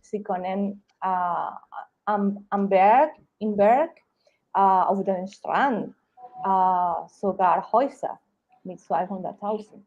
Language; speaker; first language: German; non-native, learner; Spanish